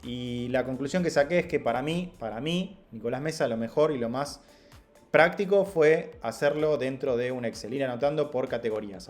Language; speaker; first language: Spanish; native; Spanish